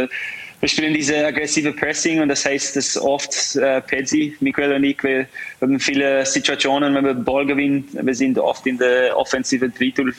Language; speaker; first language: German; non-native, fluent; English